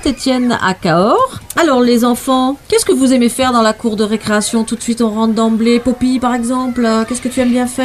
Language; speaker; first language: French; native; French